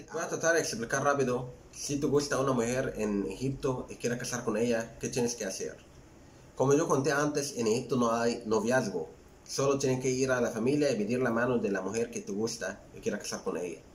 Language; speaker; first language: Spanish; non-native, fluent; Arabic